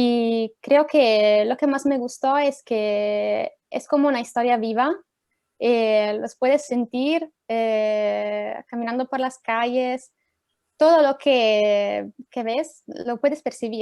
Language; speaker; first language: Spanish; non-native, fluent; Italian